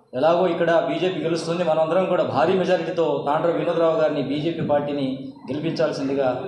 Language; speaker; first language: Telugu; non-native, local second language; Lambadi